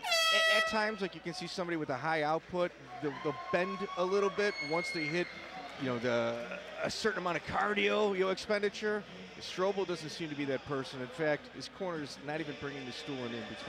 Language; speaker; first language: English; native; English